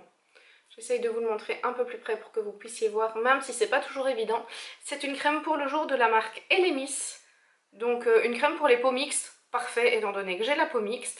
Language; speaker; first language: French; native; French